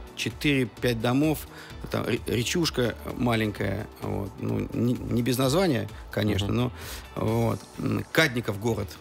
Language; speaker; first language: Russian; native; Russian